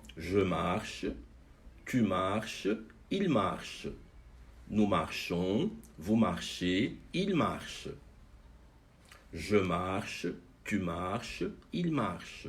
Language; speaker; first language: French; non-native, fluent; Portuguese